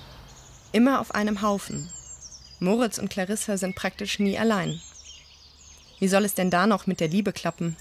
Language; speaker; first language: German; native; German